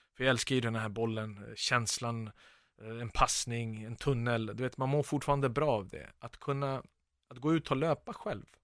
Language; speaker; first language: Swedish; early bilingual, other home language; Serbian